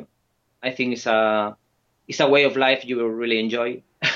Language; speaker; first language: English; non-native, fluent; Spanish